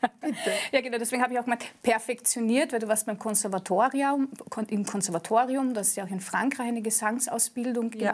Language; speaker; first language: German; native; German